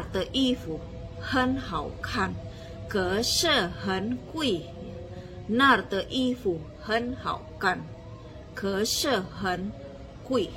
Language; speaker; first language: Chinese; non-native, learner; Indonesian